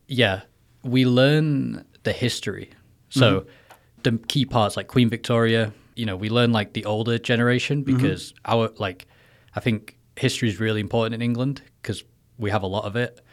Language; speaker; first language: English; native; English